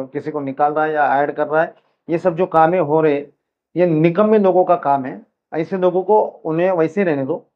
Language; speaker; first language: Hindi; non-native, local second language; Marathi